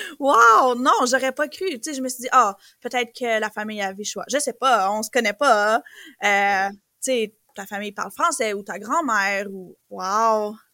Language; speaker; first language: French; native; French